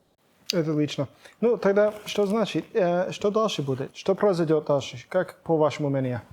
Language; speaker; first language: Russian; non-native, fluent; English